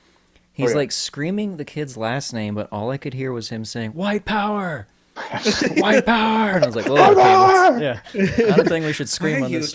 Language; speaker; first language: English; native; English